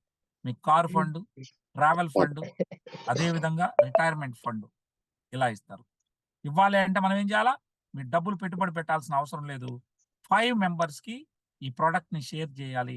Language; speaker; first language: Telugu; native; Telugu